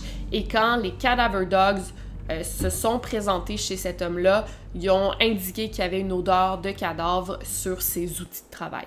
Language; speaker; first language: French; native; French